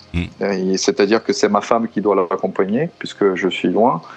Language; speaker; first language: French; non-native, fluent; Portuguese